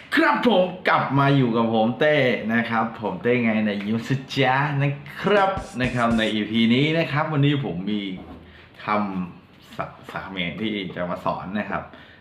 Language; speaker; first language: Thai; non-native, local second language; Northern Khmer